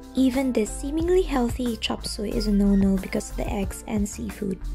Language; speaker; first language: English; non-native, local second language; Filipino